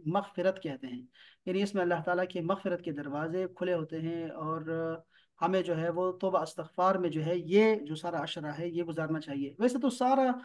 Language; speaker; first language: Urdu; native; Urdu